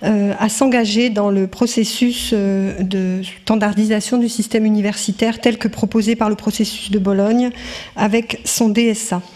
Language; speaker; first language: French; native; French